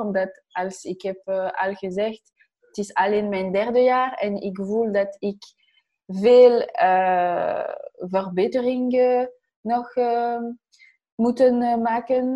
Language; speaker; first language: Dutch; non-native, learner; French